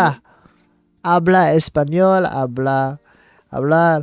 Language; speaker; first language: Spanish; non-native, learner; English